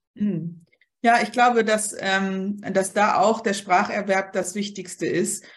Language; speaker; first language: German; early bilingual, other home language; Polish